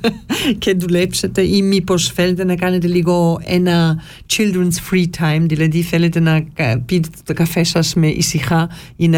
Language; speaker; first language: Greek; early bilingual, heritage; Greek